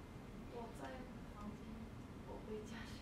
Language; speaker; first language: Chinese; non-native, learner; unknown